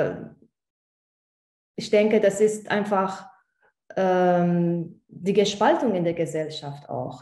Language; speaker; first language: German; non-native, fluent; Persian